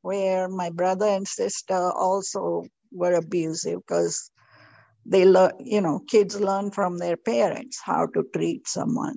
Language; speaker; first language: English; non-native, local second language; Marathi